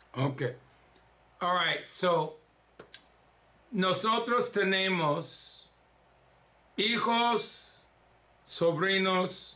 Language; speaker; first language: Spanish; early bilingual, heritage; English